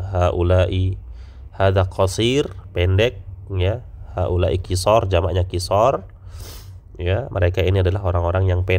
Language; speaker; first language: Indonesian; native; Indonesian